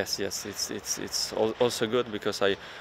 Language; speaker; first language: English; non-native, learner; Polish